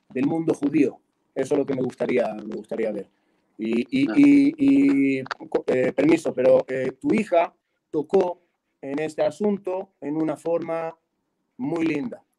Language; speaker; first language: Spanish; non-native, fluent; Hebrew